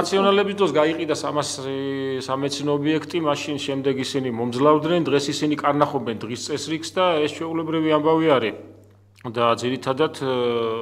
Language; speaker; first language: Georgian; native; Georgian